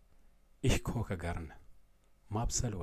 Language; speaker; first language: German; non-native, fluent; Amharic